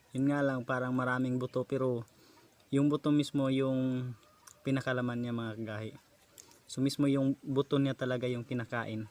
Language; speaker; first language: Filipino; non-native, local second language; Cebuano